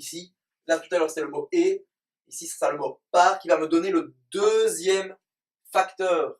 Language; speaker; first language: French; native; French